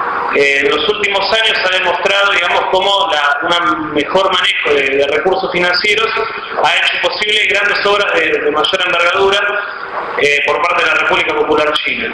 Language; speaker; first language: Spanish; native; Spanish